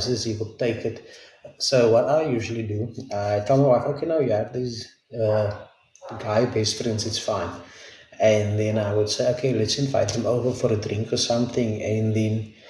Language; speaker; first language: English; non-native, local second language; Afrikaans